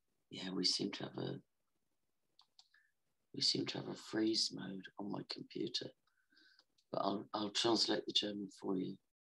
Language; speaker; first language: English; native; English